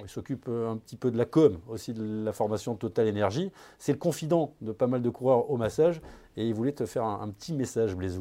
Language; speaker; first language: French; native; French